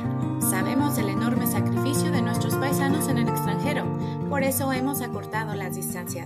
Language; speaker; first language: Spanish; native; Spanish